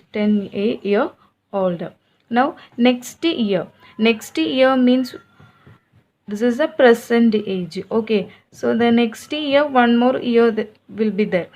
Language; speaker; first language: English; non-native, local second language; Malayalam